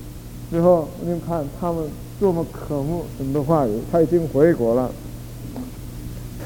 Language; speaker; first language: Chinese; non-native, fluent; Korean